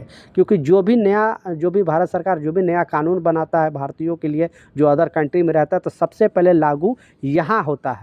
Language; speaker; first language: Hindi; native; Hindi